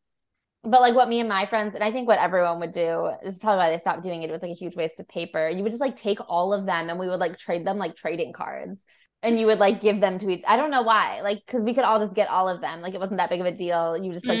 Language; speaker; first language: English; native; English